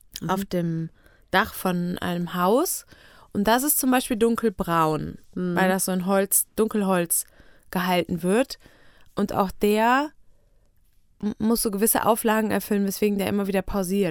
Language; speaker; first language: German; native; German